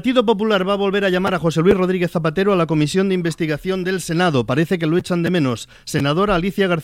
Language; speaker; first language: Spanish; native; Spanish